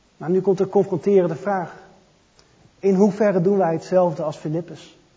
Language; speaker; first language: Dutch; native; Dutch